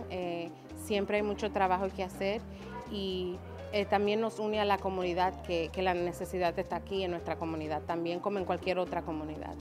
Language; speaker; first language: Spanish; early bilingual, other home language; English